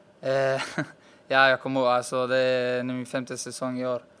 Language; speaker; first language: Swedish; early bilingual, other home language; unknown